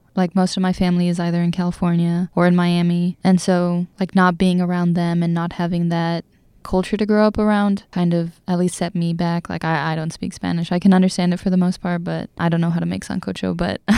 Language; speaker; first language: English; native; English